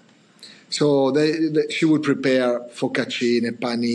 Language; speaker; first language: English; non-native, fluent; Italian